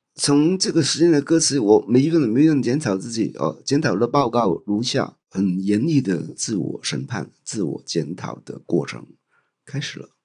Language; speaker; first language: Chinese; non-native, local second language; Cantonese